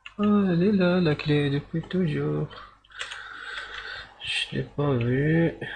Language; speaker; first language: French; non-native, learner; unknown